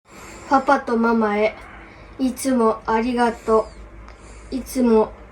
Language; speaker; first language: Japanese; non-native, learner; Filipino